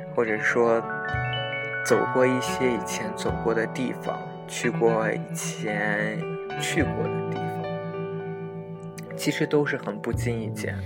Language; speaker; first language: Chinese; native; Chinese